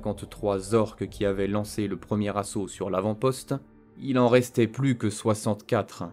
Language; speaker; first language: French; native; French